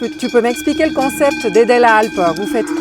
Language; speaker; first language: French; native; French